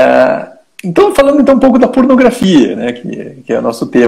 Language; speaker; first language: Portuguese; native; Portuguese